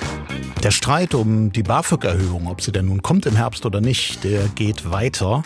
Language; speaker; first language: German; native; German